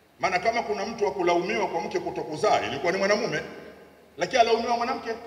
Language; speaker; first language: Swahili; native; Swahili